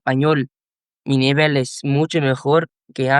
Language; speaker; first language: Spanish; non-native, learner; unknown